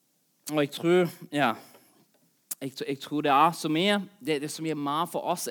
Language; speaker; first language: Norwegian; non-native, fluent; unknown